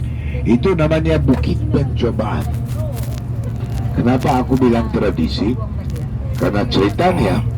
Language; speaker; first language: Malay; non-native, fluent; Hebrew